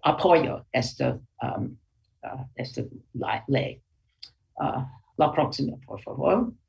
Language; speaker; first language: Spanish; non-native, learner; English